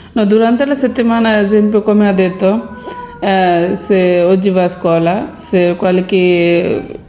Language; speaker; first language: Italian; non-native, learner; Bangla